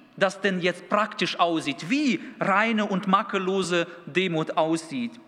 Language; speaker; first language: German; early bilingual, other home language; Russian